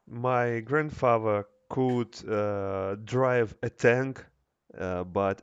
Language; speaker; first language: English; non-native, learner; Russian